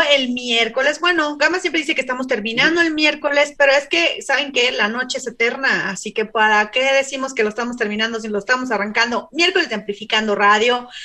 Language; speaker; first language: Spanish; native; Spanish